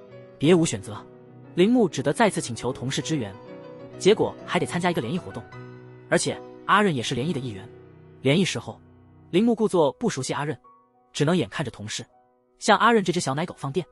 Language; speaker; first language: Chinese; native; Chinese